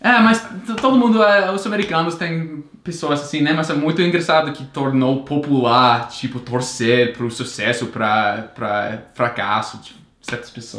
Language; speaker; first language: Portuguese; non-native, fluent; English